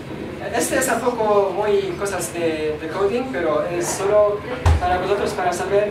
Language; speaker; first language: Spanish; non-native, learner; Arabic